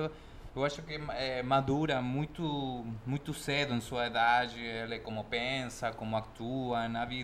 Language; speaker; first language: Portuguese; non-native, fluent; Spanish